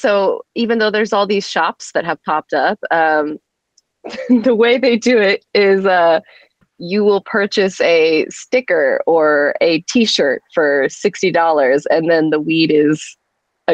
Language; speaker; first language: English; native; English